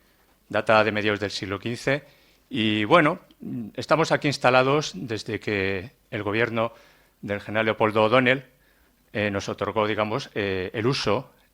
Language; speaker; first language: Spanish; native; Spanish